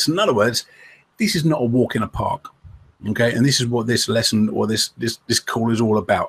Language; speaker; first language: English; native; English